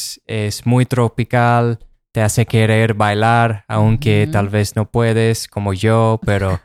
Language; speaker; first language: Spanish; non-native, fluent; English